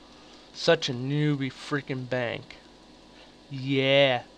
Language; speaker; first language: English; native; English